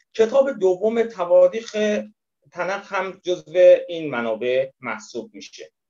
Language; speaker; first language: Persian; native; Persian